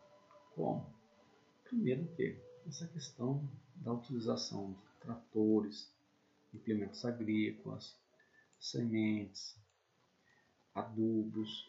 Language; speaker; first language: Portuguese; native; Portuguese